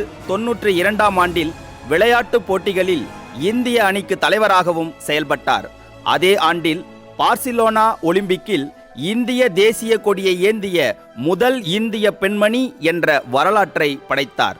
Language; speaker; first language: Tamil; native; Tamil